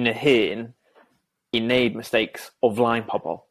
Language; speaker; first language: Welsh; non-native, learner; English